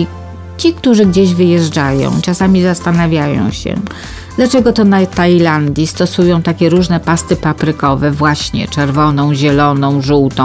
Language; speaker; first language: Polish; native; Polish